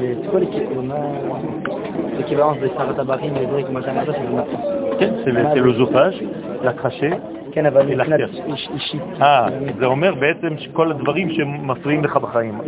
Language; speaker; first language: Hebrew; non-native, fluent; French